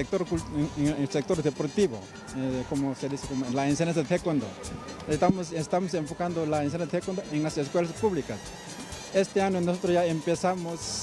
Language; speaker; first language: Spanish; non-native, fluent; Korean